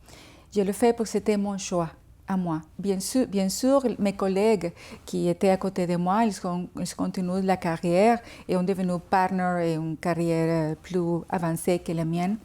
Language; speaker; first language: French; non-native, fluent; Spanish